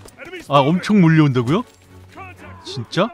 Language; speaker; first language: Korean; native; Korean